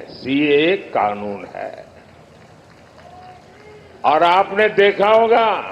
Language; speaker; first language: Hindi; native; Hindi